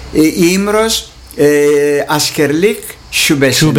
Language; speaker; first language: Turkish; non-native, local second language; Greek